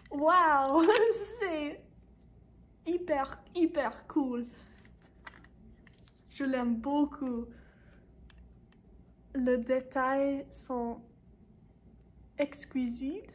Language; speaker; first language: French; non-native, learner; English